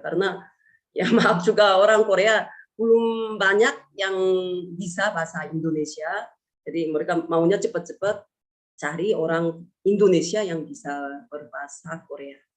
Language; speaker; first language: Indonesian; non-native, fluent; Korean